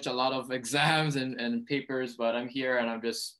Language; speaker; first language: English; early bilingual, other home language; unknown